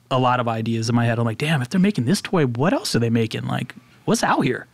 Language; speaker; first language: English; native; English